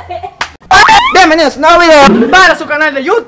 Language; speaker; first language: Spanish; native; Spanish